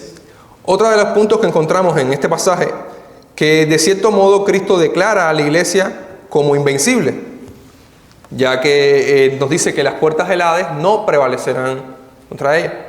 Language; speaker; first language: Spanish; native; Spanish